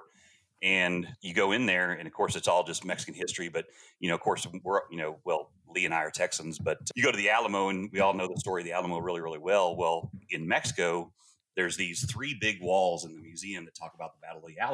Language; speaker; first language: English; native; English